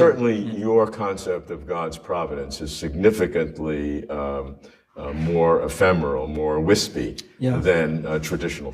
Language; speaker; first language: English; native; English